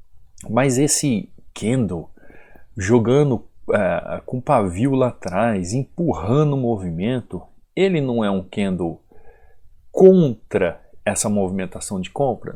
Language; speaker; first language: Portuguese; native; Portuguese